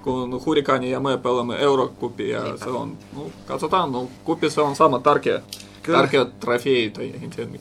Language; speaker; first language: Finnish; non-native, learner; Russian